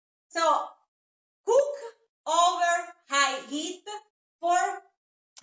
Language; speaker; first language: English; non-native, fluent; Italian